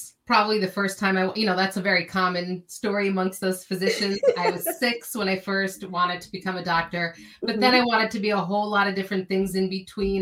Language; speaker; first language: English; native; English